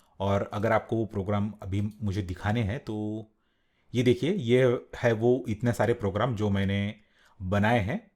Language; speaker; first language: Hindi; non-native, local second language; Marathi